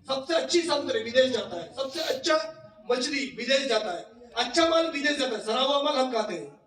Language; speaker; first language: Hindi; non-native, local second language; Bangla